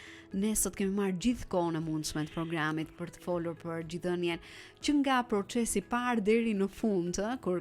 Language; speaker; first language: Albanian; native; Albanian